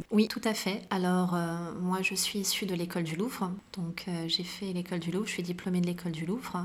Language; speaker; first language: French; early bilingual, other home language; Arabic